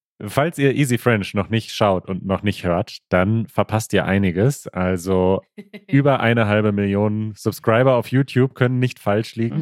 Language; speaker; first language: German; native; German